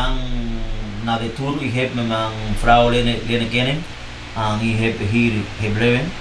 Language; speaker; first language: Dutch; non-native, learner; Spanish